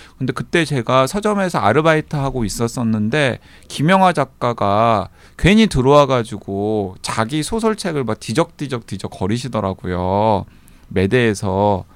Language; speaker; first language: Korean; native; Korean